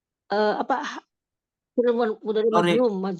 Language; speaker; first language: Arabic; non-native, learner; Indonesian